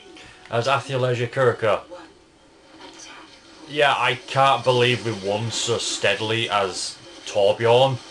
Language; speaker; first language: English; native; English